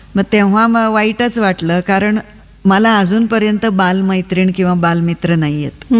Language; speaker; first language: Marathi; non-native, local second language; Kannada